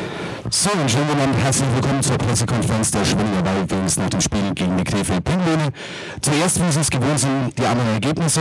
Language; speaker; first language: German; native; German